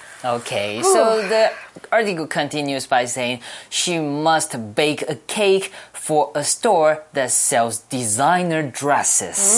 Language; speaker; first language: English; non-native, fluent; Chinese